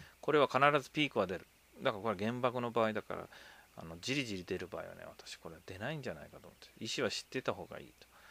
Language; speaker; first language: Japanese; native; Japanese